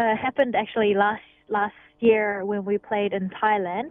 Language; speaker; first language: English; non-native, local second language; Cantonese